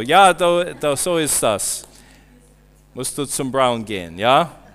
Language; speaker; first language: German; non-native, learner; English